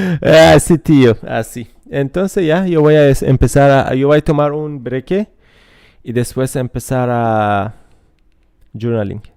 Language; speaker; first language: Spanish; non-native, fluent; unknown